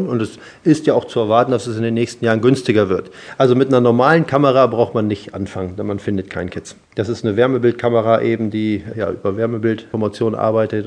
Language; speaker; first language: German; native; German